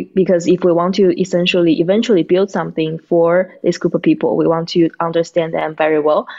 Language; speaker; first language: English; non-native, fluent; Chinese